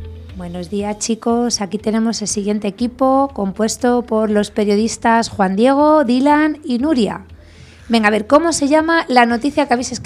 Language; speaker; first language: Spanish; native; Spanish